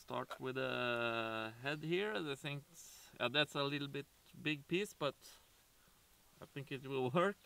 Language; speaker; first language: English; non-native, fluent; Norwegian